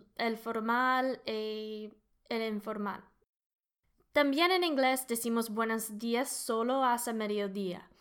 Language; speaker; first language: Spanish; non-native, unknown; English